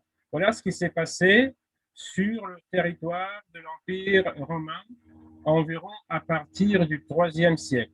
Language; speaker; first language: French; non-native, fluent; Russian